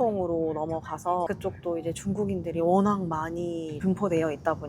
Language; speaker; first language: Korean; native; Korean